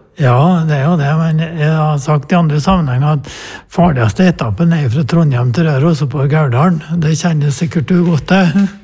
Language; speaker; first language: Norwegian; native; Norwegian